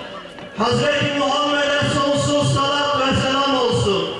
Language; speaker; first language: Turkish; non-native, local second language; Zaza